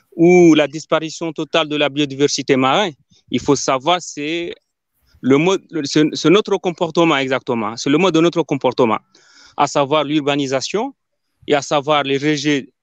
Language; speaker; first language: French; non-native, local second language; Ngazidja Comorian